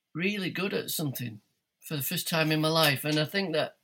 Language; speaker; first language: English; native; English